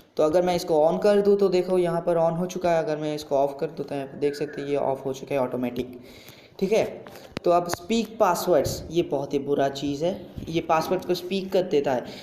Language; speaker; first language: Hindi; non-native, local second language; Bangla